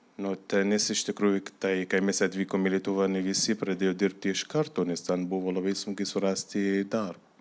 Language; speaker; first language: Lithuanian; non-native, fluent; Arabic